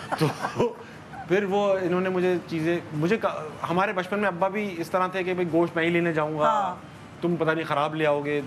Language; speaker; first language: Urdu; native; Urdu